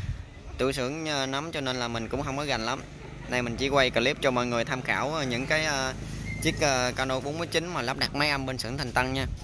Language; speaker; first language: Vietnamese; native; Vietnamese